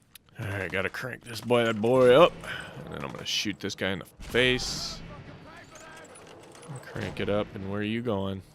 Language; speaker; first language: English; native; English